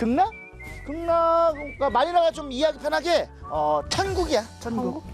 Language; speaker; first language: Korean; native; Korean